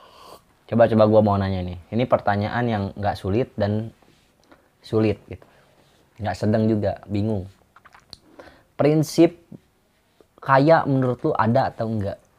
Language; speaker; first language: Indonesian; non-native, local second language; Sundanese